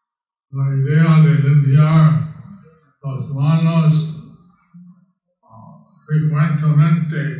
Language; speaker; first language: Spanish; non-native, learner; English